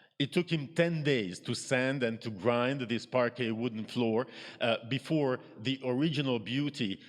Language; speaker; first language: English; non-native, fluent; Hebrew